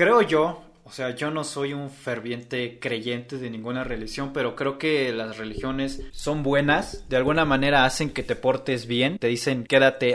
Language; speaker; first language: Spanish; native; Spanish